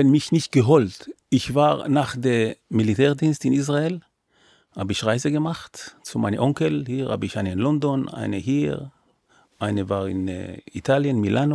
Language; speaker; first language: German; non-native, fluent; Hebrew